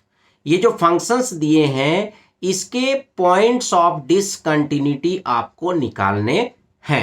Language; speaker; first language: Hindi; native; Hindi